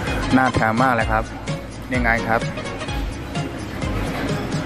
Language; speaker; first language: Thai; non-native, fluent; Burmese